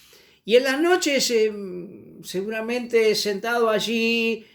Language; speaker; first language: Spanish; native; Spanish